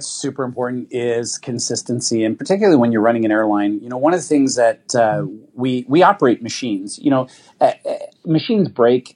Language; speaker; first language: English; native; English